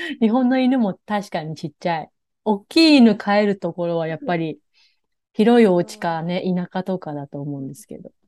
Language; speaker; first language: Japanese; native; Japanese